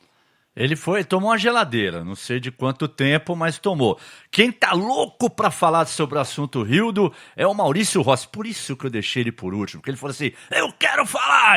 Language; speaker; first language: Portuguese; native; Portuguese